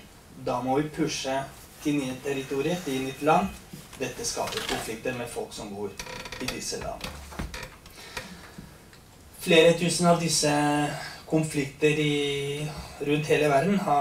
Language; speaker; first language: Norwegian; non-native, fluent; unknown